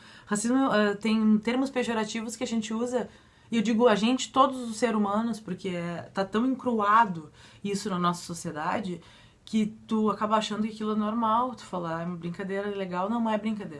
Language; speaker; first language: Portuguese; native; Portuguese